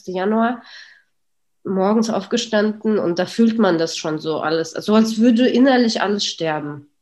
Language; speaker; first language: German; early bilingual, other home language; Russian